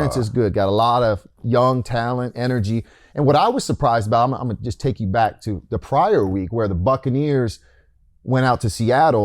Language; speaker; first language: English; native; English